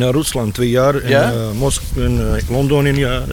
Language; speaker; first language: Dutch; non-native, learner; Bosnian